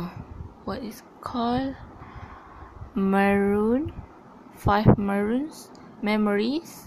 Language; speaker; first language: English; non-native, learner; Malay